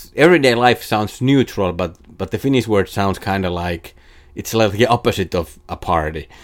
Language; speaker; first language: English; non-native, fluent; Finnish